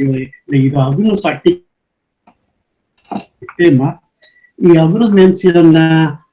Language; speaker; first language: Spanish; non-native, fluent; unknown